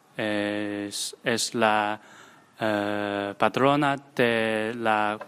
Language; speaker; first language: Spanish; non-native, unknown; Chinese